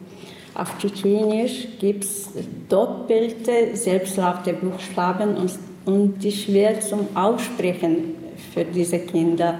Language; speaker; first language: German; non-native, learner; Chechen